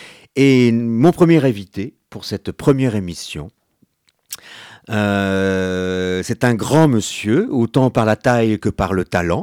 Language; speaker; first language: French; native; French